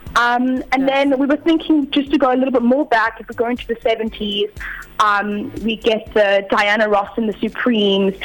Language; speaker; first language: English; native; English